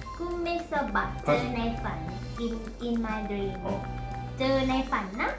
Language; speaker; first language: Korean; non-native, learner; Thai